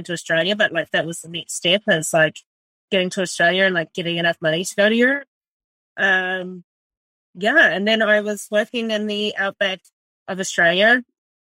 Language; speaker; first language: English; native; English